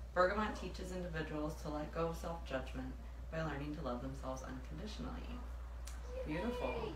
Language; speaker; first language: English; native; English